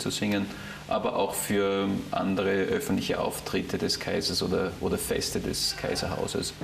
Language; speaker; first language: German; native; German